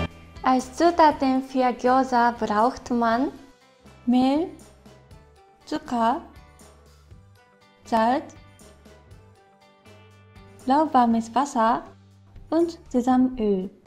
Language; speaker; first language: German; non-native, fluent; Japanese